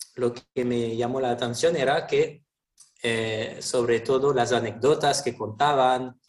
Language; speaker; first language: Spanish; non-native, fluent; French